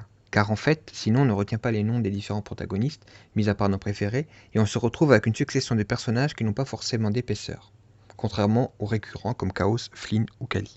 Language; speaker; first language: French; native; French